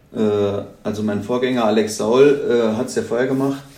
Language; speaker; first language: German; native; German